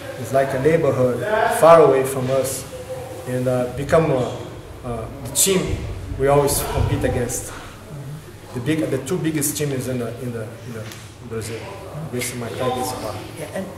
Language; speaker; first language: English; non-native, learner; Portuguese